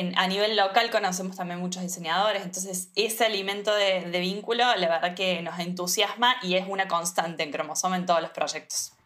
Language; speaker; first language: Spanish; native; Spanish